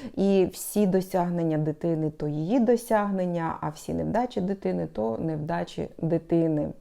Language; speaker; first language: Ukrainian; non-native, local second language; Russian